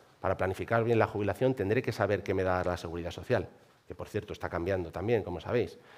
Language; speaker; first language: Spanish; native; Spanish